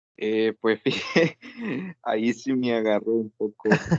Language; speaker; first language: Spanish; native; Spanish